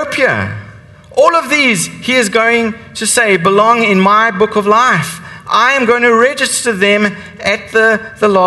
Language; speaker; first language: English; native; English